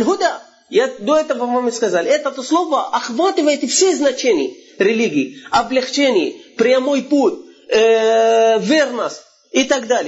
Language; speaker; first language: Russian; non-native, fluent; Arabic